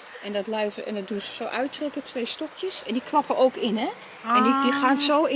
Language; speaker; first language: Dutch; native; Dutch